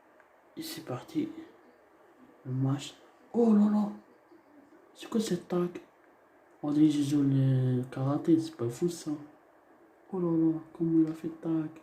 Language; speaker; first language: French; non-native, learner; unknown